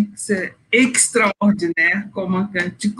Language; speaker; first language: French; non-native, fluent; Portuguese